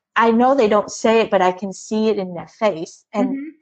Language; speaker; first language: English; early bilingual, other home language; Vietnamese